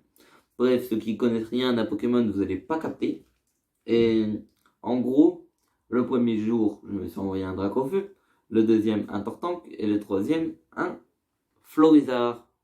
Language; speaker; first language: French; native; French